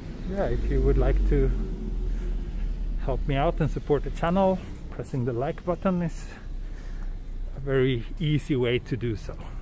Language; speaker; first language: English; non-native, fluent; Swedish